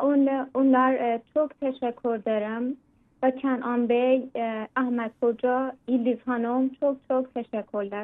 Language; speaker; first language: Turkish; non-native, learner; Persian